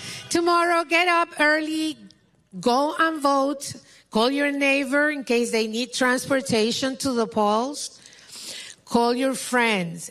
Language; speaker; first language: English; non-native, local second language; Spanish